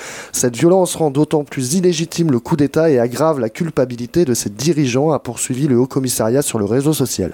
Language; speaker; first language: French; native; French